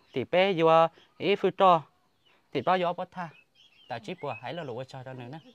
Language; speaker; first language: Vietnamese; non-native, local second language; Hmong